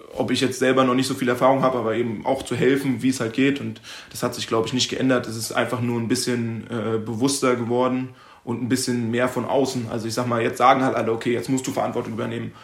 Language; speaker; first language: German; native; German